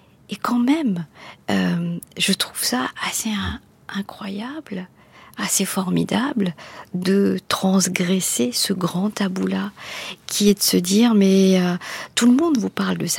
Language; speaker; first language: French; non-native, local second language; Morisyen